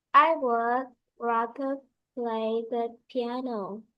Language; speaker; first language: English; non-native, learner; Vietnamese